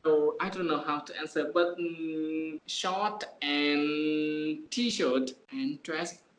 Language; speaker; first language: English; non-native, learner; Vietnamese